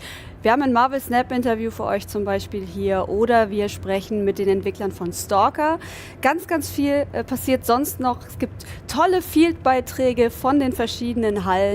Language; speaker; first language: German; native; German